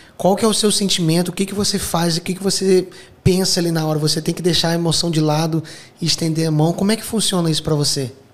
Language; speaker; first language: Portuguese; native; Portuguese